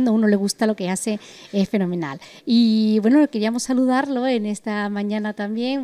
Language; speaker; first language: Spanish; native; Spanish